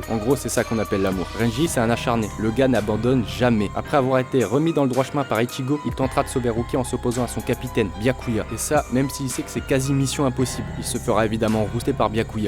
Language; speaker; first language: French; native; French